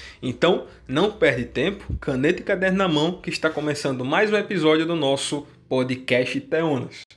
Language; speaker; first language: Portuguese; native; Portuguese